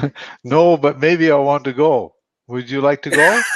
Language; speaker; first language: English; non-native, fluent; Spanish